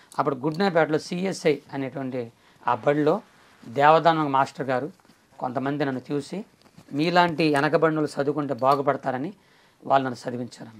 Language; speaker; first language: Telugu; non-native, local second language; Koya